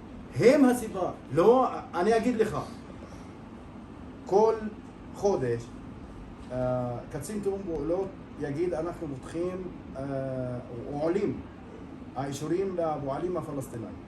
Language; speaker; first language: Hebrew; non-native, local second language; Arabic